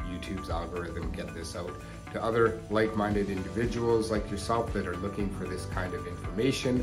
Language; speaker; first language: English; native; English